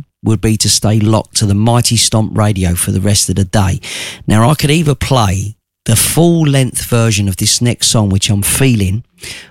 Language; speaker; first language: English; native; English